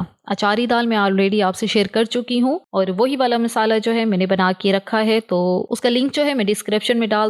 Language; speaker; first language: Hindi; native; Hindi